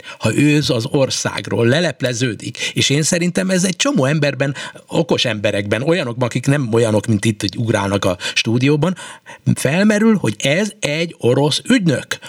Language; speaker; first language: Hungarian; native; Hungarian